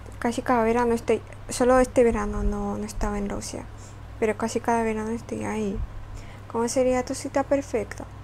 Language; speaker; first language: Spanish; non-native, fluent; Russian